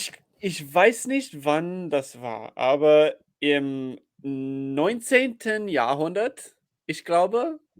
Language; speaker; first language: German; non-native, learner; English